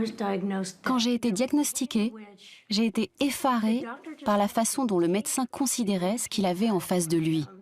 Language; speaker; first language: French; native; French